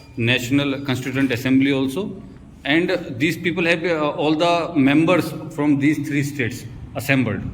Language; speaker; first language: English; non-native, local second language; Hindi